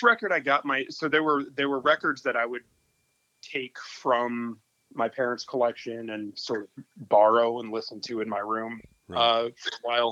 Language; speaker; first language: English; native; English